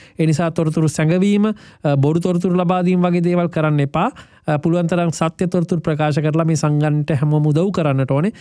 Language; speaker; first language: Sinhala; native; Sinhala